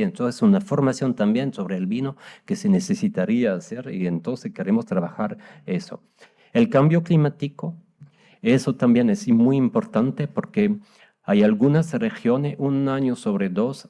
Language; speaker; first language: Spanish; non-native, fluent; French